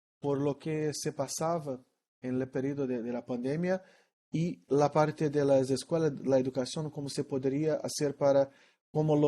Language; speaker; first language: Spanish; non-native, learner; Portuguese